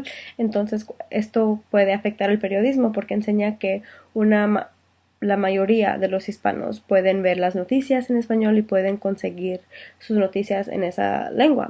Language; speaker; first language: Spanish; early bilingual, heritage; Spanish